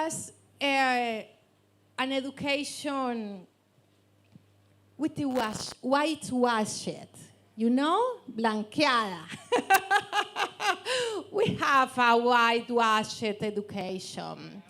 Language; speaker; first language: English; non-native, learner; Spanish